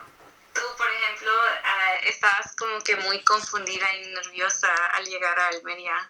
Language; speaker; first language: Spanish; early bilingual, heritage; Spanish